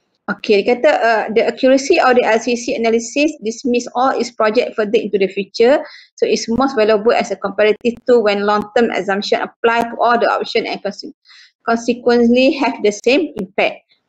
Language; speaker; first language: English; non-native, local second language; Malay